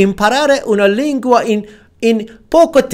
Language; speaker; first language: Italian; non-native, learner; Persian